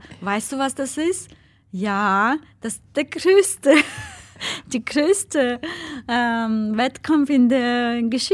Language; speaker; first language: German; non-native, fluent; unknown